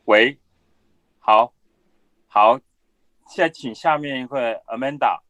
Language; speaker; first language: Chinese; native; Chinese